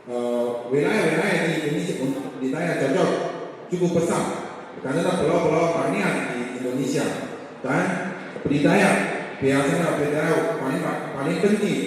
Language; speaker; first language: Indonesian; non-native, learner; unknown